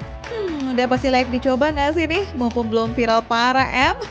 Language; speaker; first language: Indonesian; native; Indonesian